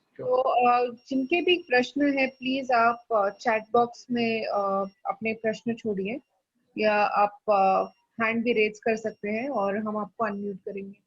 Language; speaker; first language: Hindi; native; Hindi